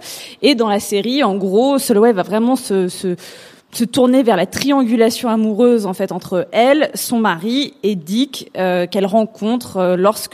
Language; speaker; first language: French; native; French